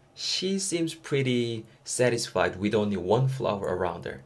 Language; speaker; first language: English; non-native, fluent; Korean